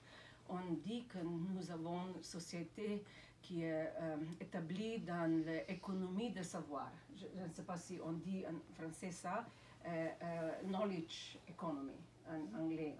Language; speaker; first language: French; non-native, fluent; Slovenian